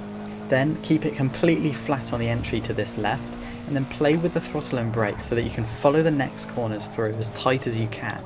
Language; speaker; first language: English; native; English